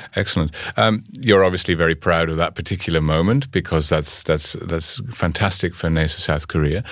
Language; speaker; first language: English; native; English